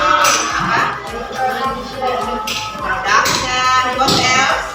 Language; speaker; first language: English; non-native, learner; Indonesian